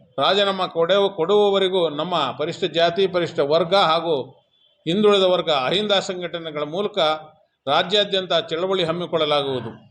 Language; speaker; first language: Kannada; non-native, local second language; Lambadi